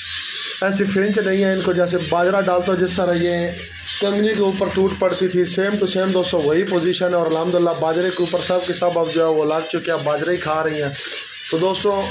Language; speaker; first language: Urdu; non-native, local second language; Punjabi